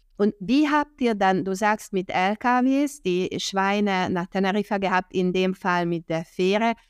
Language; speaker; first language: German; non-native, fluent; Hungarian